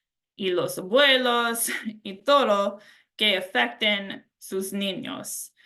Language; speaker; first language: Spanish; non-native, learner; English